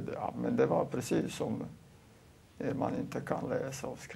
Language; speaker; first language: Swedish; non-native, fluent; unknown